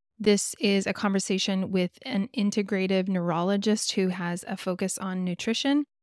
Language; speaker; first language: English; native; English